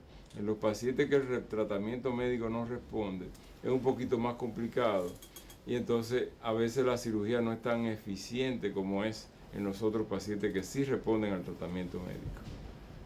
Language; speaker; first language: Spanish; native; Spanish